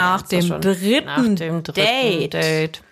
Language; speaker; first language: German; native; German